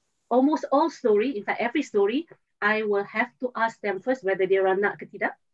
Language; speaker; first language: English; non-native, local second language; Malay